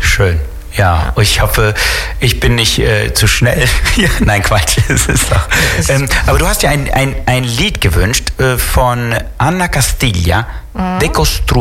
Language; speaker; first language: German; native; German